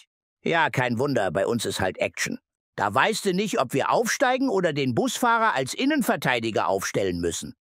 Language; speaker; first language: German; native; German